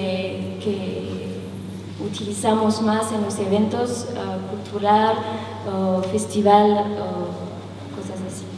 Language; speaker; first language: Spanish; non-native, learner; French